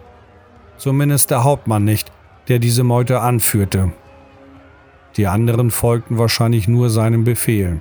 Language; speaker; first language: German; native; German